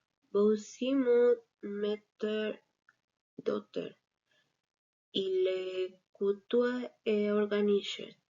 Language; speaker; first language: French; non-native, learner; Spanish